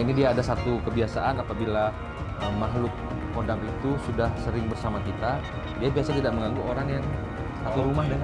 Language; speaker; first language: Indonesian; native; Indonesian